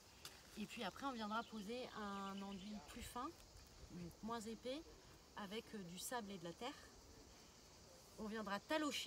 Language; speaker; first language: French; native; French